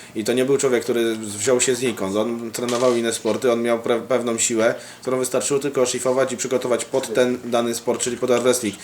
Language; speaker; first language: Polish; native; Polish